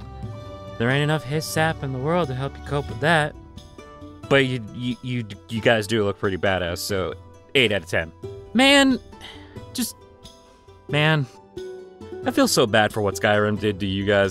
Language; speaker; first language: English; native; English